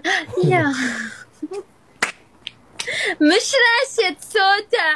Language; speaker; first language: Arabic; non-native, learner; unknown